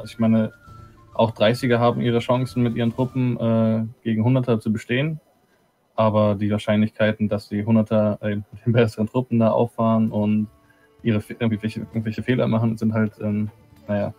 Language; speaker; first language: German; native; German